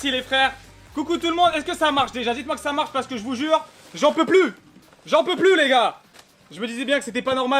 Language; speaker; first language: French; native; French